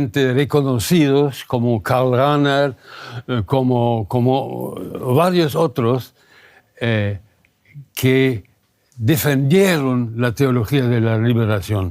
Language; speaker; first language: Spanish; non-native, fluent; German